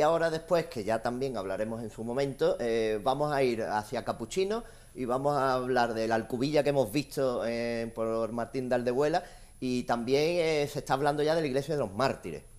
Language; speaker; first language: Spanish; native; Spanish